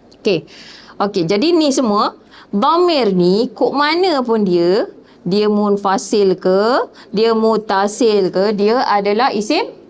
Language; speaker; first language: Malay; native; Malay